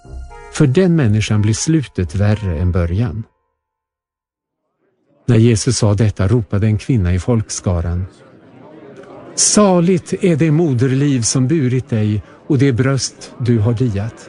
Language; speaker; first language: Swedish; native; Swedish